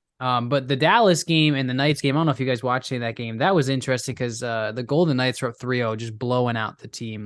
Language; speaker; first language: English; native; English